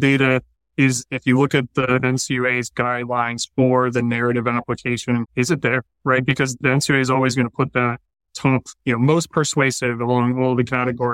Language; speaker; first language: English; native; English